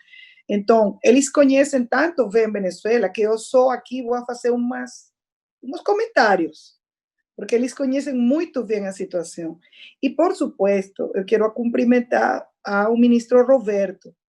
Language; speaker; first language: Portuguese; non-native, fluent; Spanish